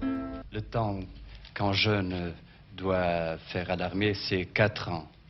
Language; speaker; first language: French; non-native, fluent; Portuguese